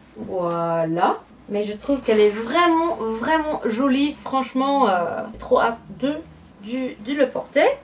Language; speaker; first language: French; non-native, fluent; English